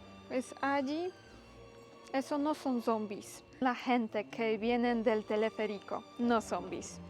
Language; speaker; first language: Spanish; non-native, learner; Polish